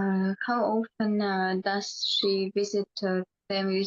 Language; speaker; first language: English; non-native, learner; Russian